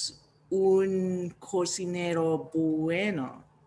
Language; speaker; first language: Spanish; non-native, learner; English